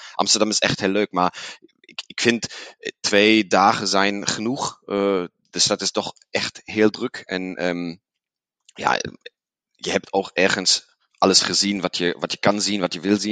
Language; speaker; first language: Dutch; non-native, learner; German